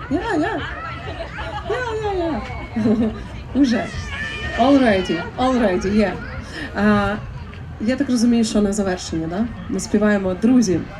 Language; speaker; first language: Ukrainian; native; Ukrainian